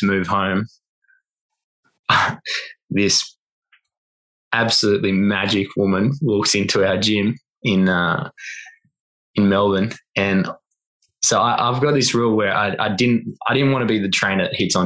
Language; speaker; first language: English; native; English